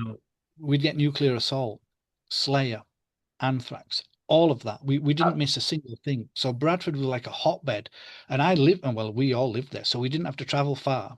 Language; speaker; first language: English; native; English